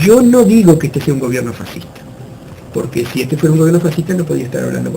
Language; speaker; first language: Spanish; native; Spanish